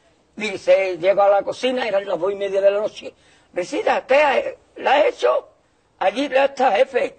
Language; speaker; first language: Spanish; native; Spanish